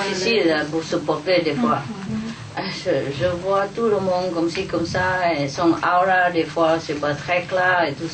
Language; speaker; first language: French; non-native, learner; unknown